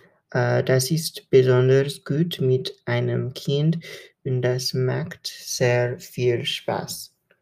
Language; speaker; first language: German; non-native, learner; English